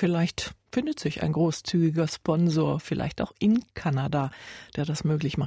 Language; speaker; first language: German; native; German